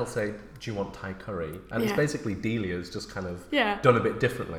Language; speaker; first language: English; native; English